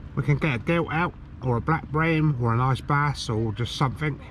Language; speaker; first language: English; native; English